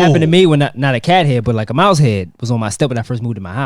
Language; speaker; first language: English; native; English